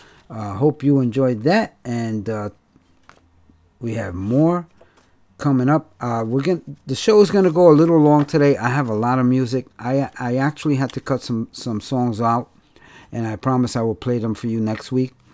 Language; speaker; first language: English; native; English